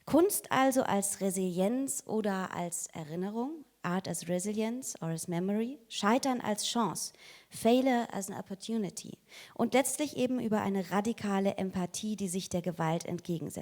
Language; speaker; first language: German; native; German